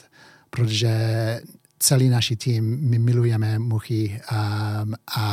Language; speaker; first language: Czech; early bilingual, heritage; English